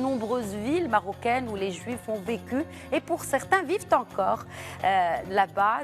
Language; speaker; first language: French; non-native, local second language; Arabic